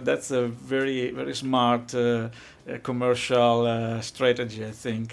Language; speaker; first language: English; non-native, fluent; Italian